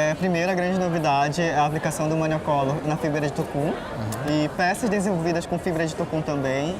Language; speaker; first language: Portuguese; non-native, local second language; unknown